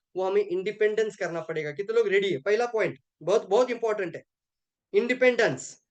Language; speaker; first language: Hindi; non-native, local second language; Marathi